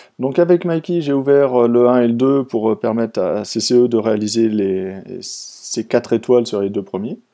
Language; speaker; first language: French; native; French